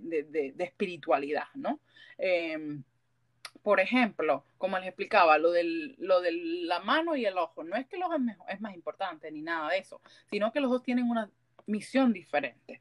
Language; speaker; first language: Spanish; early bilingual, heritage; Spanish